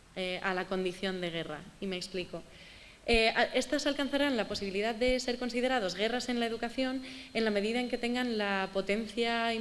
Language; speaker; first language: Spanish; native; Spanish